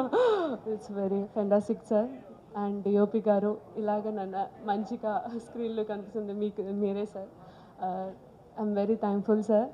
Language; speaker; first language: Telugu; non-native, learner; Malayalam